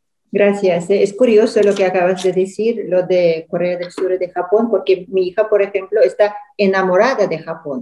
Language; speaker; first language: Spanish; non-native, fluent; Russian